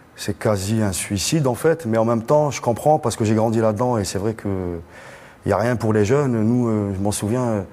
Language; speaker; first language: French; non-native, local second language; Arabic